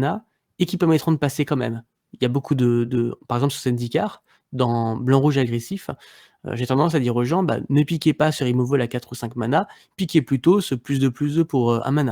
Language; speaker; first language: French; native; French